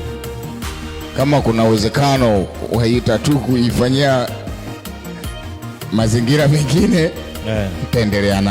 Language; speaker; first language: Swahili; native; Swahili